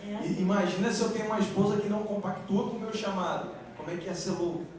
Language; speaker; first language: Portuguese; native; Portuguese